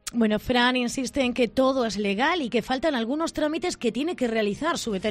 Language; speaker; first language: Spanish; native; Spanish